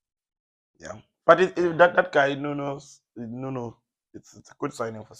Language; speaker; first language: English; non-native, local second language; Zulu